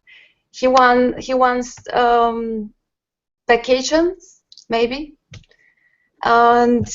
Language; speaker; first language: English; non-native, learner; Spanish